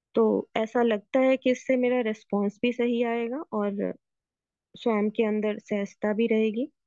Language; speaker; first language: Hindi; native; Hindi